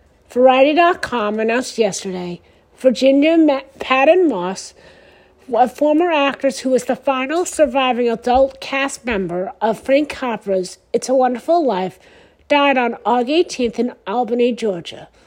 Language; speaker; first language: English; native; English